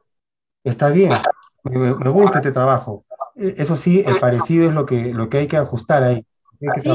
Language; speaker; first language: Spanish; native; Spanish